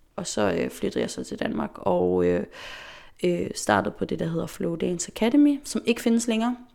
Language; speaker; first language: Danish; non-native, local second language; Faroese